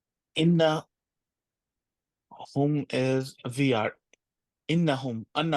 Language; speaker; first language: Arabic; non-native, learner; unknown